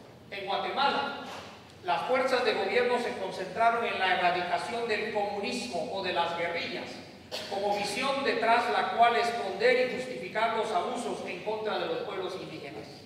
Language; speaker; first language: Spanish; native; Spanish